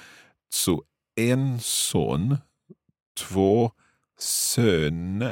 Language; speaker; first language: Swedish; non-native, learner; English